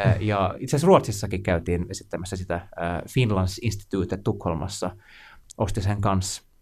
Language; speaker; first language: Finnish; non-native, local second language; Swedish